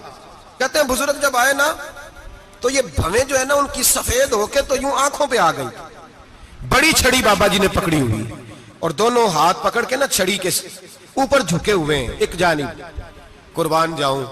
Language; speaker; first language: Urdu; non-native, local second language; Punjabi